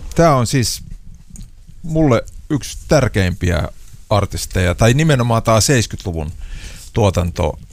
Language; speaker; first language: Finnish; native; Finnish